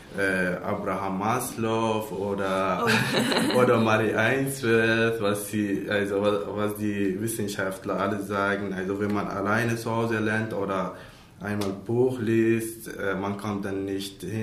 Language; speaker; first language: German; non-native, learner; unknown